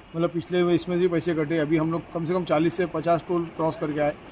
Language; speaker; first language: Hindi; non-native, local second language; Urdu